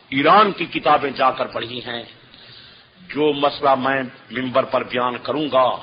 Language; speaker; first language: Urdu; non-native, local second language; Saraiki